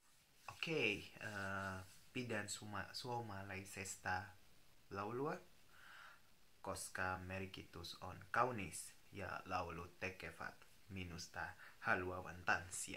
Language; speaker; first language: Finnish; non-native, learner; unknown